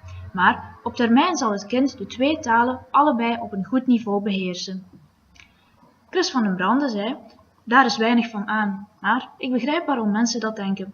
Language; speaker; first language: Dutch; native; Dutch